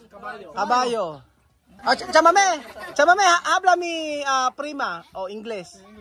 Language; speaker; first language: Spanish; non-native, learner; Filipino